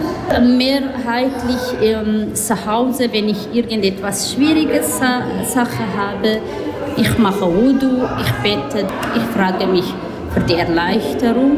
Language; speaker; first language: German; non-native, learner; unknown